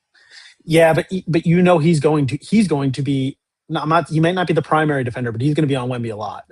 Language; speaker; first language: English; native; English